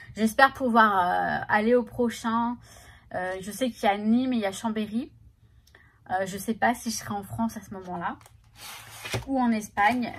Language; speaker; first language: French; native; French